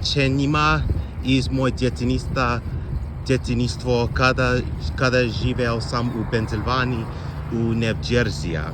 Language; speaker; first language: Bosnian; non-native, learner; English